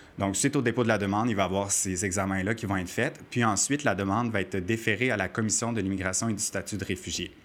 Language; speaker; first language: French; native; French